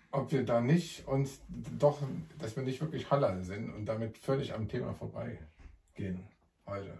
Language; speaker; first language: German; native; German